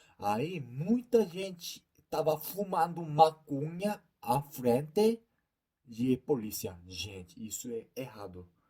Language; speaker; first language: Portuguese; non-native, learner; Korean